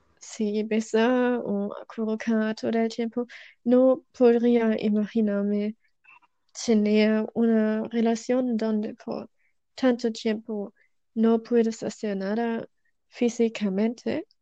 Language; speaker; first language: Spanish; non-native, learner; German